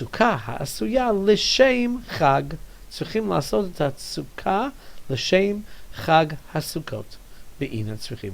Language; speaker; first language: Hebrew; non-native, fluent; English